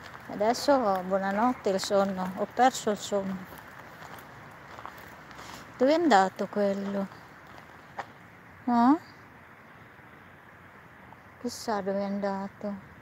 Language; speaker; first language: Italian; non-native, fluent; Filipino